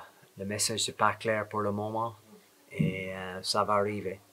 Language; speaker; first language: French; non-native, fluent; English